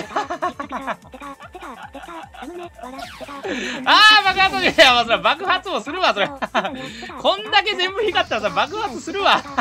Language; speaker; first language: Japanese; native; Japanese